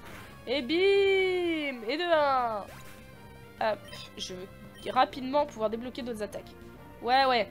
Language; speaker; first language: French; native; French